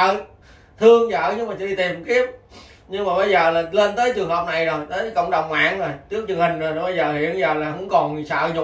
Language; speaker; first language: Vietnamese; native; Vietnamese